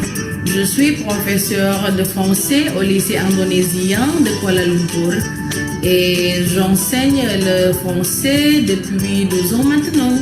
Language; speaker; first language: French; non-native, fluent; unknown